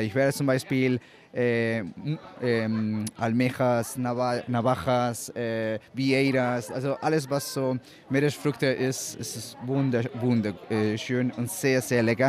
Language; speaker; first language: German; non-native, fluent; Spanish